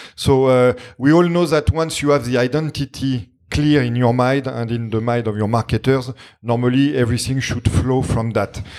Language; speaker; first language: English; non-native, fluent; French